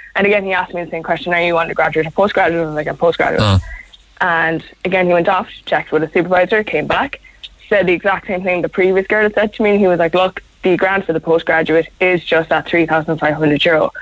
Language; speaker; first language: English; native; English